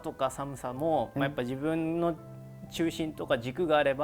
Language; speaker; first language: Japanese; native; Japanese